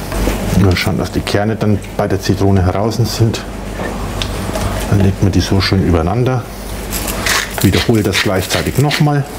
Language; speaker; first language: German; native; German